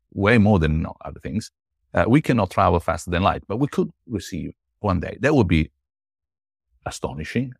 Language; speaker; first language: English; non-native, fluent; Italian